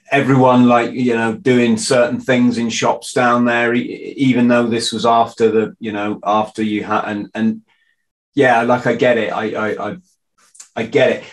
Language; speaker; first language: English; native; English